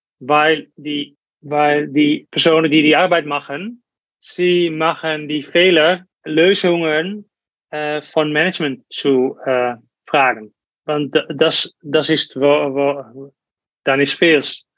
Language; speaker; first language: German; non-native, learner; Dutch